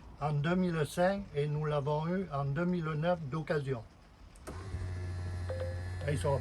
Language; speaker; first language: French; native; French